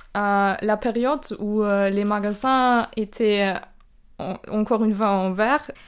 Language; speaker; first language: French; non-native, fluent; German